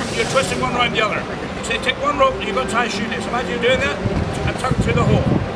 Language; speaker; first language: English; native; English